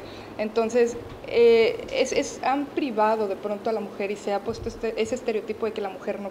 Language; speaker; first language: Spanish; native; Spanish